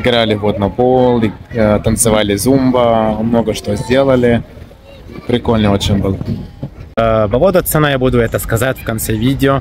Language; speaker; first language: Russian; non-native, learner; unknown